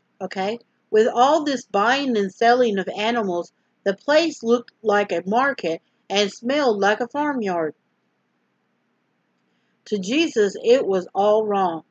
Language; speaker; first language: English; native; English